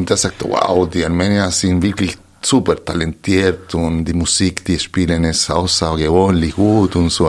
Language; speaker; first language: German; non-native, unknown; Spanish